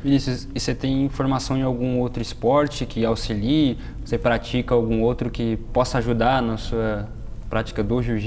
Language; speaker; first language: Portuguese; native; Portuguese